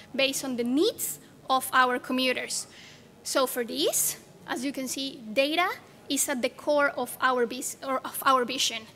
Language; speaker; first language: English; non-native, fluent; Spanish